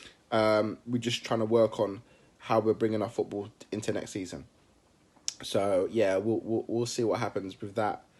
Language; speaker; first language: English; native; English